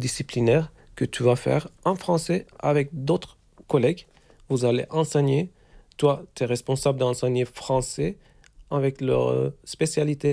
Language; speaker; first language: French; non-native, fluent; Turkish